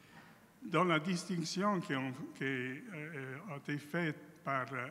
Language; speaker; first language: French; non-native, fluent; Italian